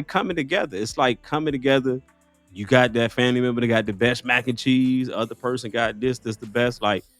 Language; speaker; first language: English; native; English